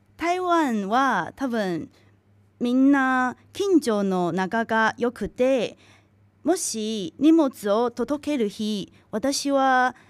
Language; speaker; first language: Japanese; non-native, fluent; Chinese